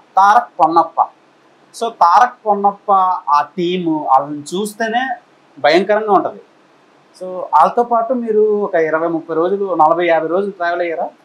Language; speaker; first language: Telugu; native; Telugu